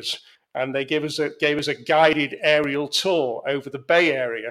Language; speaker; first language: English; native; English